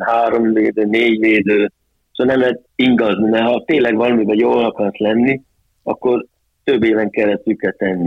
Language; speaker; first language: Hungarian; early bilingual, heritage; Hungarian